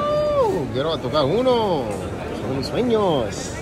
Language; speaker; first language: Spanish; early bilingual, heritage; English